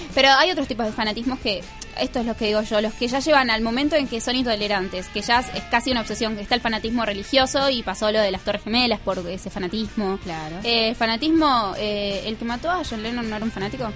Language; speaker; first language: Spanish; native; Spanish